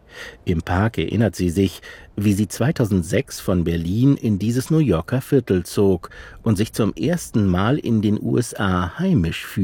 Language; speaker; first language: German; native; German